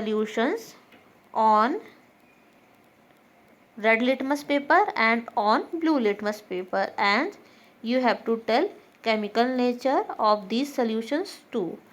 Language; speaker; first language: English; non-native, local second language; Hindi